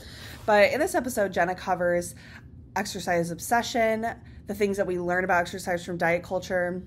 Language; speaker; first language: English; native; English